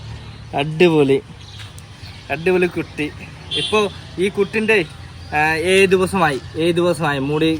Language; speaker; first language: Malayalam; non-native, learner; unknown